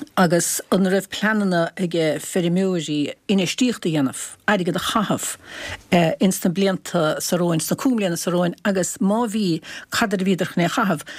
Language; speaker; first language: Irish; native; Irish